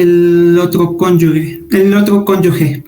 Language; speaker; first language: Spanish; native; Spanish